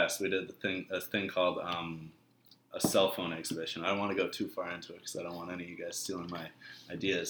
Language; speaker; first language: English; native; English